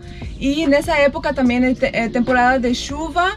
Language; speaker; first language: Portuguese; non-native, fluent; Spanish